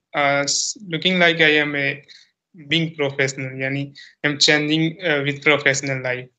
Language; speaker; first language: English; non-native, local second language; Hindi